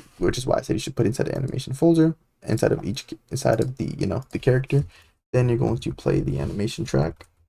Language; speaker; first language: English; native; English